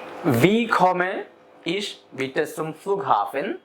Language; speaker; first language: German; non-native, fluent; Bangla